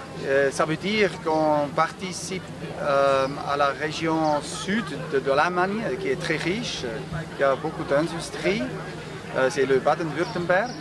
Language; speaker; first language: French; non-native, local second language; German